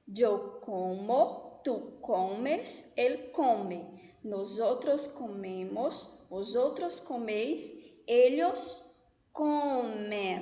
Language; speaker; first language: Spanish; non-native, fluent; Portuguese